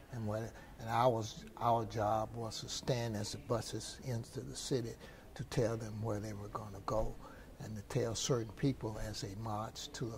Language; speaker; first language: English; native; English